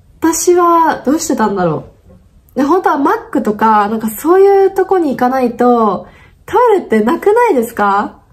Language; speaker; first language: Japanese; non-native, fluent; German